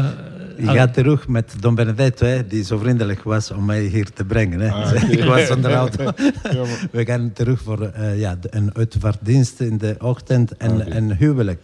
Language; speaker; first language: Dutch; non-native, fluent; Italian